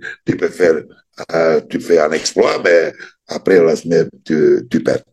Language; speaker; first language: French; non-native, fluent; Serbian